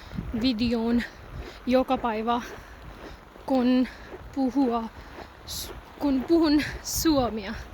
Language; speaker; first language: Finnish; non-native, learner; Punjabi